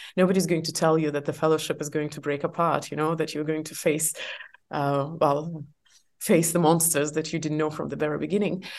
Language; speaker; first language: English; non-native, fluent; Estonian